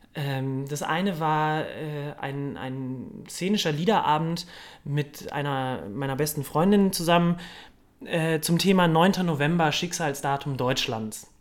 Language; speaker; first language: German; native; German